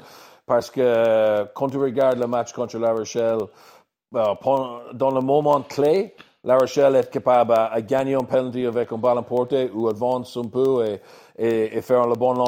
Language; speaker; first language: French; non-native, learner; English